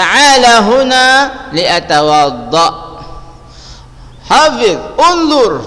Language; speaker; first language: Arabic; non-native, fluent; Indonesian